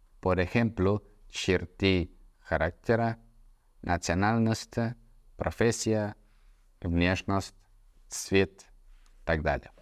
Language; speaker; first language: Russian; non-native, fluent; Spanish